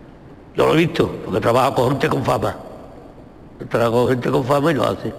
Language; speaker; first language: Spanish; native; Spanish